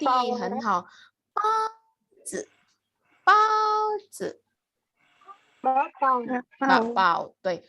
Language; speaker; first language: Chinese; non-native, fluent; Indonesian